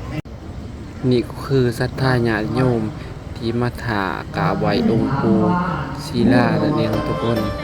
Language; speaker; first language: Thai; non-native, local second language; Lao